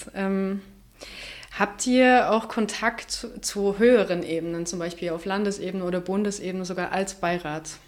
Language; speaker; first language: German; native; German